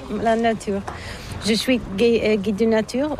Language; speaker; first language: French; non-native, learner; Bulgarian